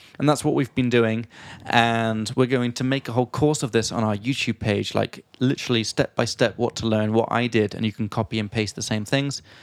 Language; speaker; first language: English; native; English